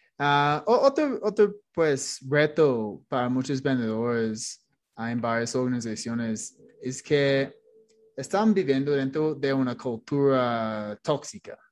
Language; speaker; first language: Spanish; non-native, fluent; English